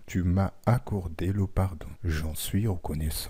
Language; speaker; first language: French; non-native, fluent; Arabic